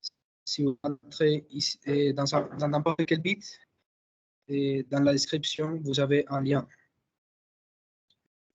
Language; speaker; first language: French; non-native, fluent; Spanish